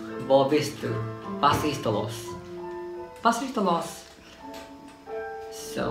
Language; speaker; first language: German; non-native, learner; Japanese